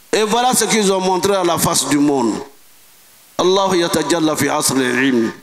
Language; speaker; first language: French; non-native, local second language; Dyula